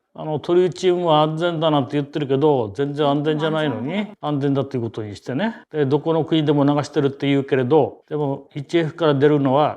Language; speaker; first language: Japanese; native; Japanese